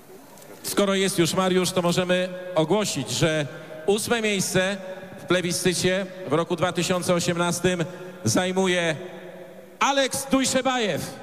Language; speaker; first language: Polish; native; Polish